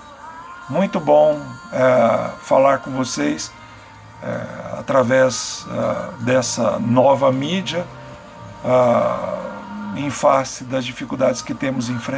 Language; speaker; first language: Portuguese; native; Portuguese